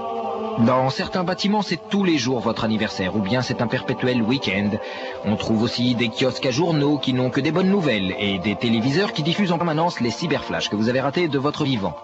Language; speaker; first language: French; native; French